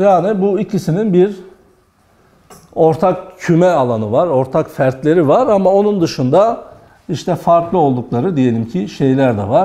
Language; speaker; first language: Turkish; native; Turkish